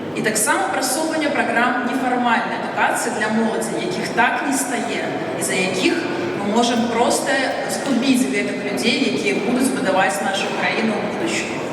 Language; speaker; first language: Belarusian; non-native, local second language; Russian